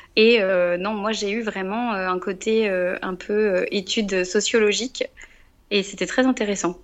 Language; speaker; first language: French; native; French